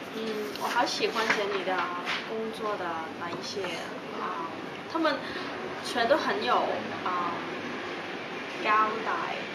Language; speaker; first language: Chinese; non-native, local second language; Cantonese